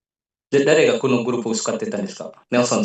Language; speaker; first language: Japanese; non-native, fluent; Indonesian